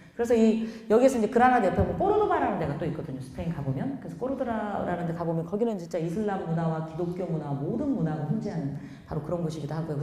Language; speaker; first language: Korean; native; Korean